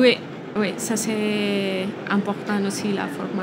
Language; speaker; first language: French; non-native, learner; Spanish